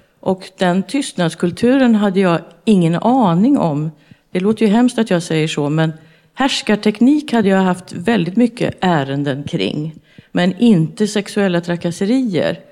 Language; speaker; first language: Swedish; native; Swedish